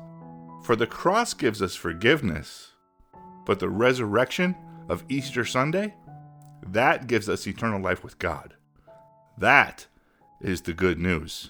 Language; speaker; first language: English; native; English